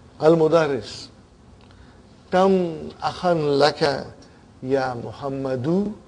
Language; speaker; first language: Arabic; non-native, fluent; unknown